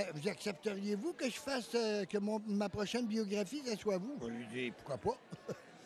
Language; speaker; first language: French; native; French